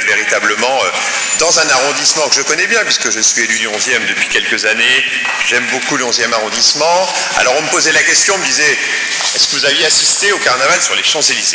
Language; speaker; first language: French; native; French